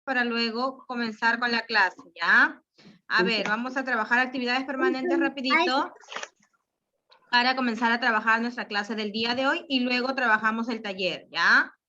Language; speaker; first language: Spanish; native; Spanish